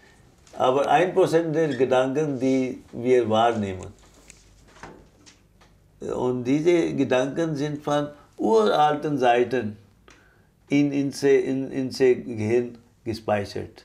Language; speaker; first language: German; non-native, fluent; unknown